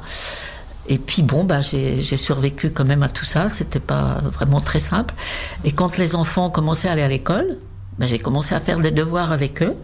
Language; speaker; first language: French; non-native, fluent; Czech